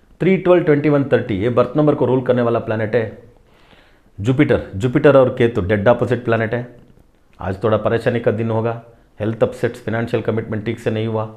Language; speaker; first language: Hindi; non-native, local second language; Tamil